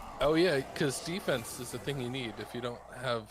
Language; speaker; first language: English; native; English